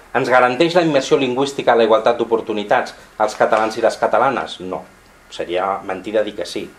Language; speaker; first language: Catalan; non-native, local second language; Spanish